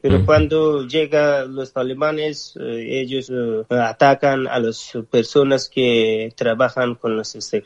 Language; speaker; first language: Spanish; non-native, learner; Persian